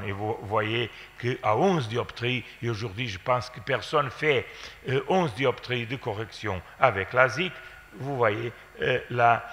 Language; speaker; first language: French; non-native, fluent; Portuguese